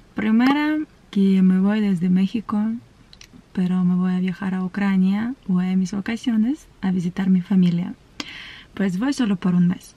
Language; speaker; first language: Spanish; non-native, fluent; Ukrainian